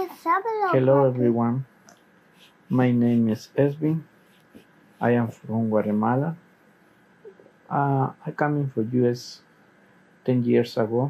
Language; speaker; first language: English; non-native, learner; Spanish